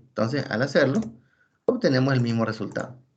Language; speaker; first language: Spanish; native; Spanish